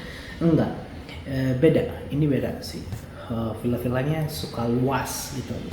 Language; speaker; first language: Indonesian; non-native, fluent; Arabic